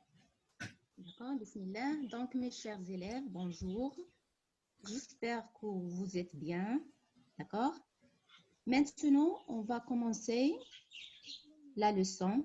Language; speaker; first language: French; non-native, local second language; Arabic